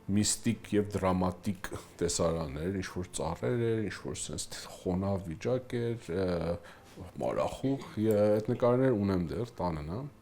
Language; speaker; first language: Armenian; early bilingual, heritage; Armenian